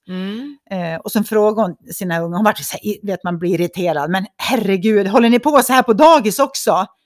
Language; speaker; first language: Swedish; native; Swedish